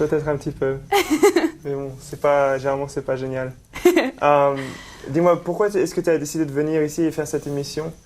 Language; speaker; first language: French; native; French